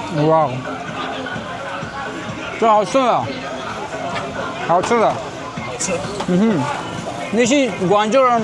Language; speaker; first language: Chinese; non-native, learner; Urdu